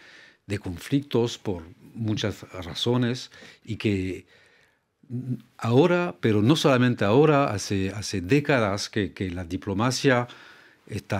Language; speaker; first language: Spanish; non-native, fluent; French